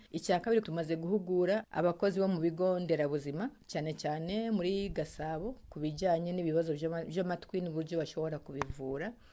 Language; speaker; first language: Kinyarwanda; early bilingual, heritage; Kinyarwanda